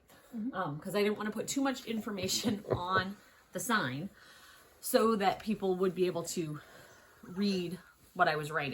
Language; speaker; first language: English; native; English